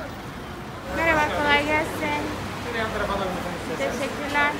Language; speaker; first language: Turkish; non-native, learner; Spanish